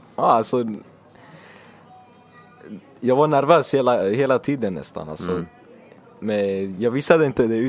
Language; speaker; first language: Swedish; early bilingual, other home language; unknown